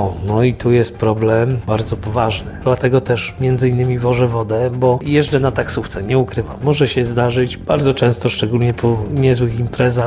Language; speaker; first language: Polish; native; Polish